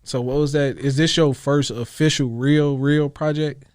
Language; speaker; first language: English; native; English